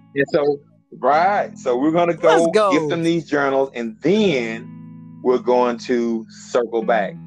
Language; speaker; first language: English; native; English